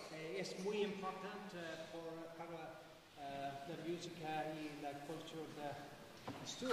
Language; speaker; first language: Spanish; non-native, learner; English